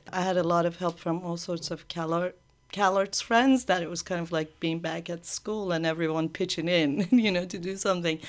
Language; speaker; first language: English; early bilingual, other home language; Persian